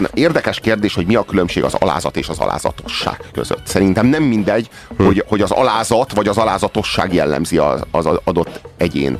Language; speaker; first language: Hungarian; native; Hungarian